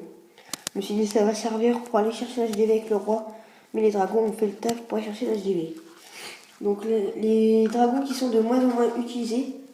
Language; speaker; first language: French; native; French